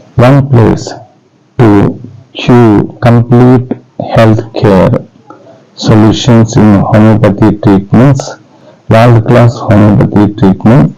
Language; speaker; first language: English; non-native, local second language; Telugu